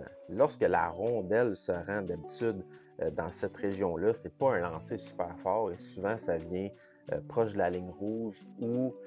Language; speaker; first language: French; native; French